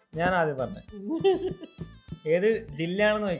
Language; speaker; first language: Malayalam; native; Malayalam